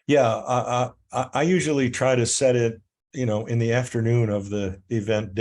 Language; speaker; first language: English; native; English